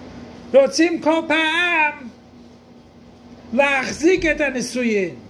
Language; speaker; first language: Hebrew; non-native, fluent; English